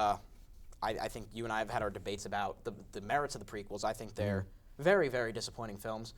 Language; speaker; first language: English; native; English